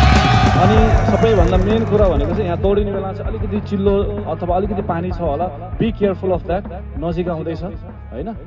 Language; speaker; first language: Nepali; native; Nepali